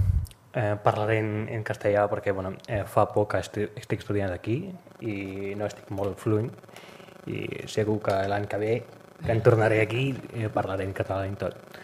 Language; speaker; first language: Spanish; non-native, learner; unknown